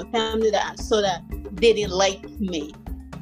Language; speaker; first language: English; native; English